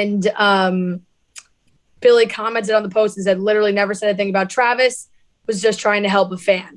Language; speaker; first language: English; native; English